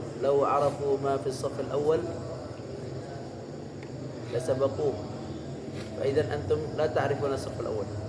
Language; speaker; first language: Arabic; non-native, fluent; Indonesian